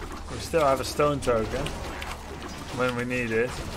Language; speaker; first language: English; non-native, fluent; Dutch